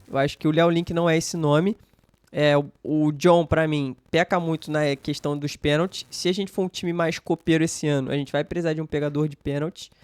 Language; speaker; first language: Portuguese; native; Portuguese